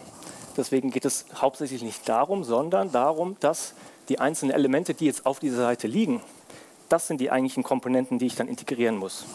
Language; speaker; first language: German; native; German